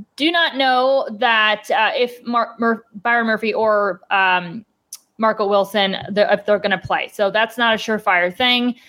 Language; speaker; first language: English; native; English